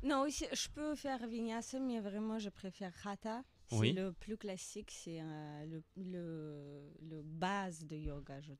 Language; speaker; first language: French; non-native, learner; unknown